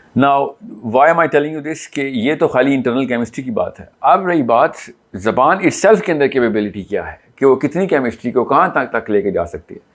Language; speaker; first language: Urdu; native; Urdu